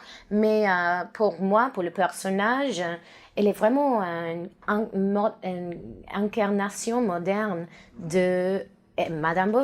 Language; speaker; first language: French; non-native, learner; English